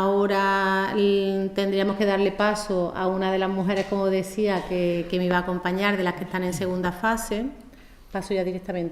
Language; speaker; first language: Spanish; native; Spanish